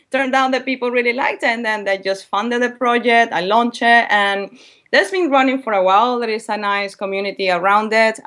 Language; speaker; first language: English; non-native, fluent; Spanish